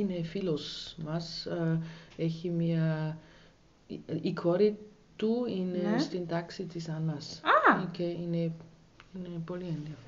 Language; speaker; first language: Greek; non-native, learner; German